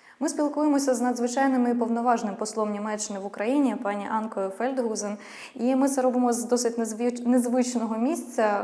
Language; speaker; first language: Ukrainian; native; Ukrainian